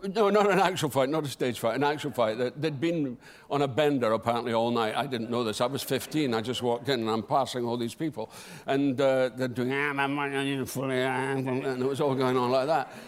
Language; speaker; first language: English; native; English